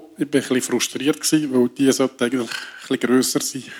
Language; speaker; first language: German; native; German